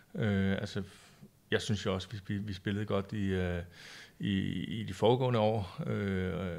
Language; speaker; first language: Danish; native; Danish